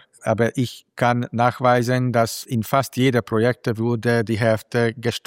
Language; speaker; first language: German; non-native, fluent; Hungarian